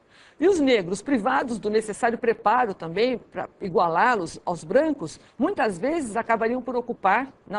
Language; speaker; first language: Portuguese; native; Portuguese